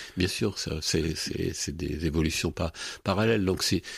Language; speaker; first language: French; native; French